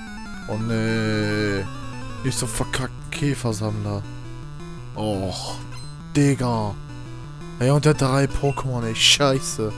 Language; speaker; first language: German; native; German